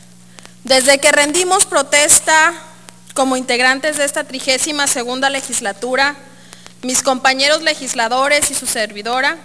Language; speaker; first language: Spanish; native; Spanish